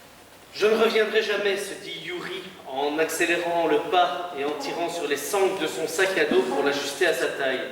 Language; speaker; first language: French; native; French